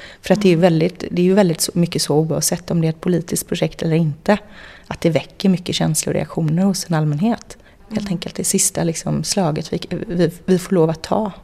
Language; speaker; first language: Swedish; native; Swedish